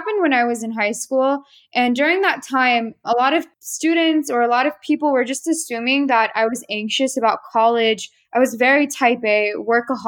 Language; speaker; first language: English; native; English